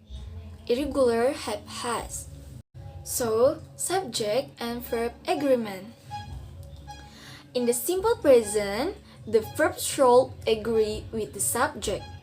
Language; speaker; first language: English; non-native, learner; Indonesian